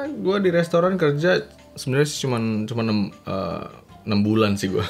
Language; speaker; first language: Indonesian; native; Indonesian